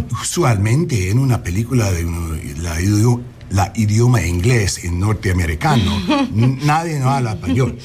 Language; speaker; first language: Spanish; early bilingual, heritage; English